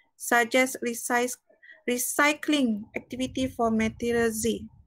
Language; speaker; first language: English; non-native, local second language; Malay